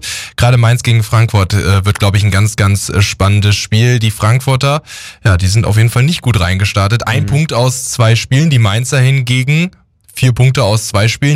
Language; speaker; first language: German; native; German